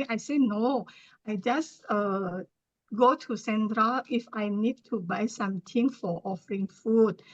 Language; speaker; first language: English; non-native, learner; Thai